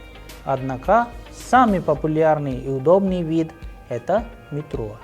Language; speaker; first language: Russian; non-native, fluent; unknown